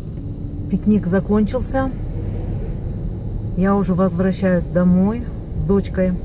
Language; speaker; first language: Russian; native; Russian